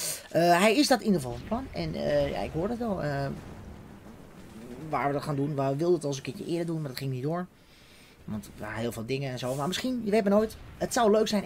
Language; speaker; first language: Dutch; native; Dutch